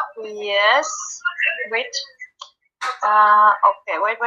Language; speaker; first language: English; non-native, fluent; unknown